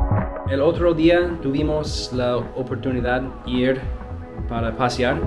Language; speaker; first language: Spanish; non-native, learner; English